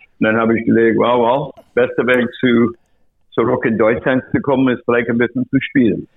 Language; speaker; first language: German; non-native, learner; English